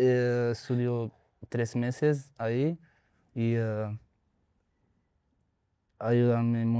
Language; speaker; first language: Spanish; non-native, learner; Arabic